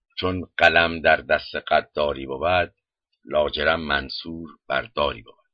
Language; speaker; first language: Persian; native; Persian